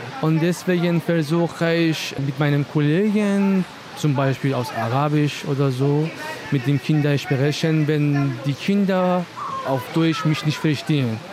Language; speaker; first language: German; non-native, learner; Persian